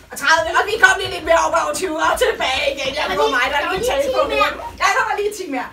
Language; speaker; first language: Danish; native; Danish